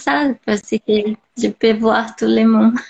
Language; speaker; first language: French; non-native, learner; Portuguese